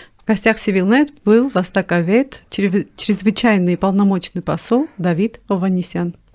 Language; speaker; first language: Russian; non-native, local second language; Armenian